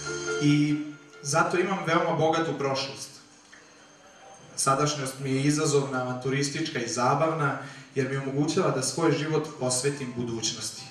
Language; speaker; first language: Serbian; native; Serbian